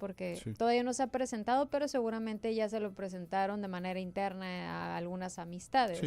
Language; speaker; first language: Spanish; native; Spanish